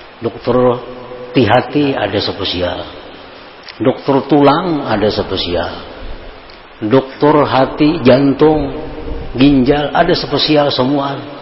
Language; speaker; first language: Indonesian; non-native, local second language; Banjar